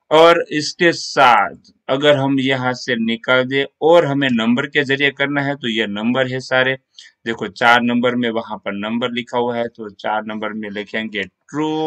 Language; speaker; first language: Hindi; non-native, local second language; Gujarati